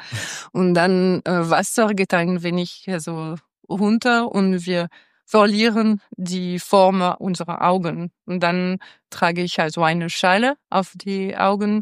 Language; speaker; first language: German; non-native, local second language; French